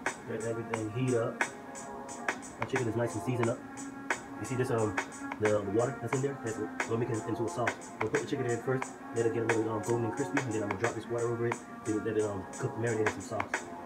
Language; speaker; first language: English; native; English